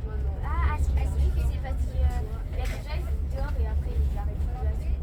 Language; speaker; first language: French; native; French